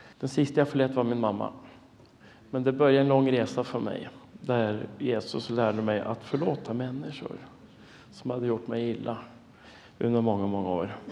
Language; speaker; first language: Swedish; non-native, fluent; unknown